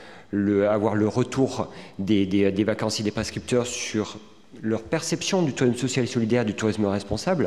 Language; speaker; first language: French; native; French